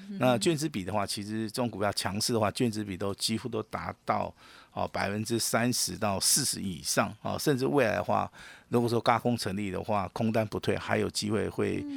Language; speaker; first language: Chinese; native; Chinese